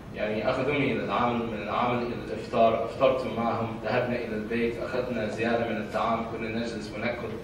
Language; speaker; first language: Arabic; non-native, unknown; English